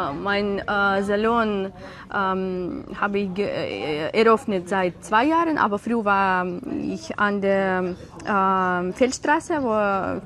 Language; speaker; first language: German; non-native, learner; Ukrainian